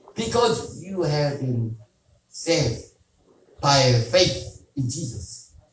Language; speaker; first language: English; non-native, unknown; Korean